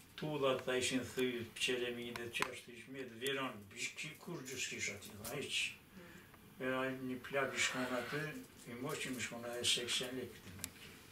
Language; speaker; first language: Albanian; early bilingual, heritage; Albanian